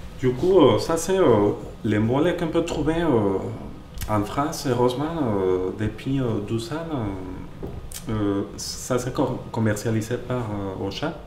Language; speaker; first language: French; non-native, fluent; Spanish